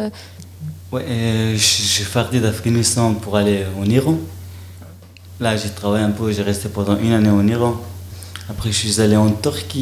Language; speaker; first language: French; non-native, learner; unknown